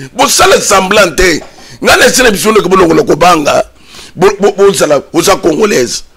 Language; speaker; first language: Lingala; native; Lingala